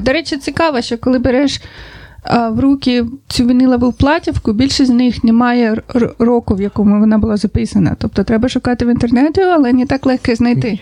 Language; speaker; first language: Ukrainian; native; Ukrainian